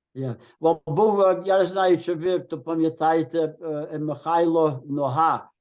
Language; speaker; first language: Ukrainian; early bilingual, heritage; Ukrainian